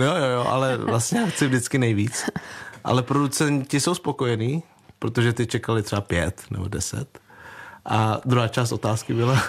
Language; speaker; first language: Czech; early bilingual, other home language; Vietnamese